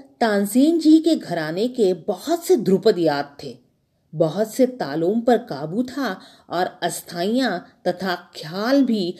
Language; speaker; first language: Hindi; non-native, local second language; Marathi